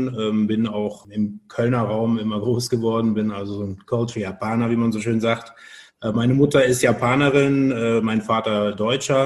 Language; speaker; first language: German; native; German